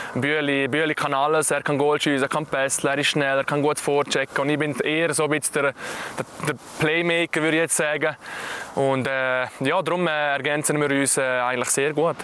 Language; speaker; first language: German; native; German